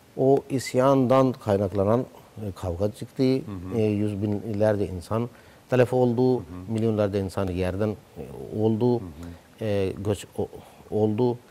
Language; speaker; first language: Turkish; non-native, fluent; Urdu